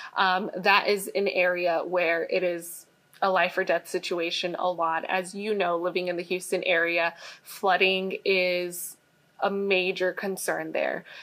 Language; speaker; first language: English; native; English